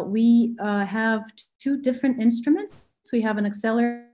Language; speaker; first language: English; non-native, fluent; Bulgarian